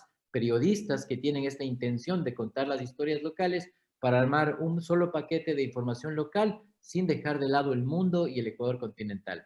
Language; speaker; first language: Spanish; native; Spanish